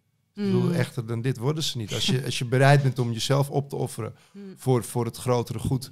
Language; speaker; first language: Dutch; native; Dutch